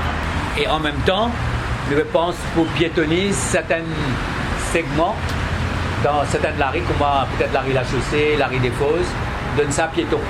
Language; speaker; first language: French; non-native, local second language; Morisyen